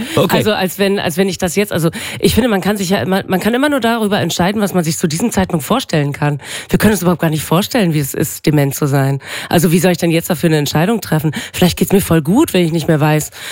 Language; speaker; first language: German; non-native, local second language; Low German